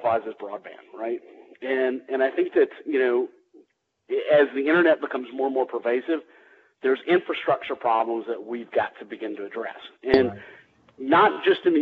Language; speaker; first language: English; native; English